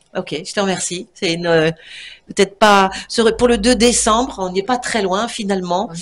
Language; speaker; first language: French; native; French